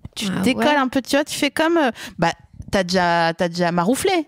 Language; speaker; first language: French; native; French